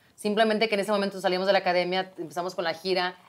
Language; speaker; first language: Spanish; native; Spanish